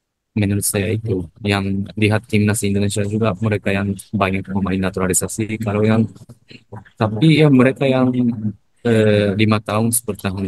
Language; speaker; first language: Indonesian; non-native, learner; Japanese